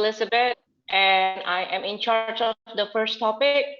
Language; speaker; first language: English; non-native, fluent; Indonesian